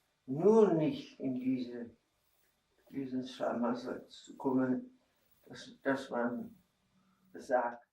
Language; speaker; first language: German; non-native, fluent; Czech